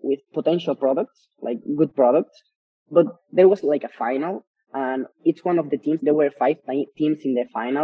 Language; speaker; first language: English; non-native, fluent; Spanish